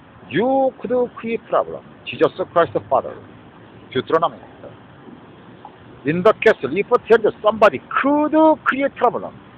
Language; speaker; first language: English; non-native, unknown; Korean